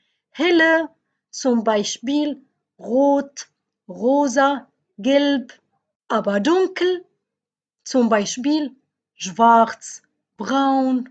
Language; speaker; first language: German; non-native, fluent; Arabic